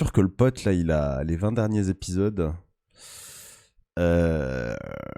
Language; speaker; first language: French; native; French